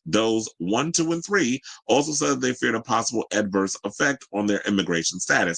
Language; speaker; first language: English; native; English